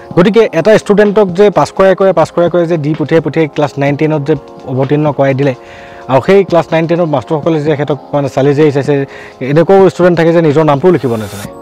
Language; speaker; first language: Assamese; native; Assamese